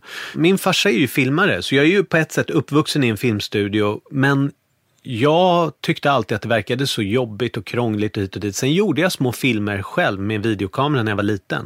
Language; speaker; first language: Swedish; native; Swedish